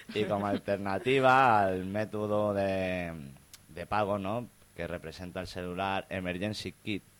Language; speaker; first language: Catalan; non-native, local second language; Spanish